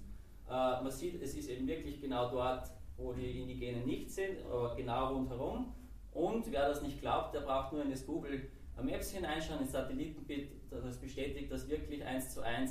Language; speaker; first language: German; native; German